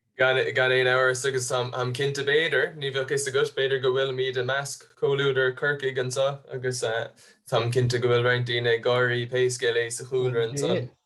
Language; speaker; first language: Irish; native; Irish